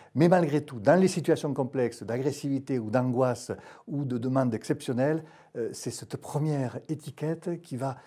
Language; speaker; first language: French; native; French